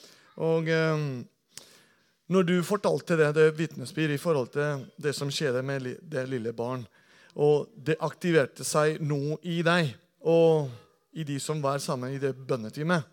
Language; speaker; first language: Norwegian; non-native, fluent; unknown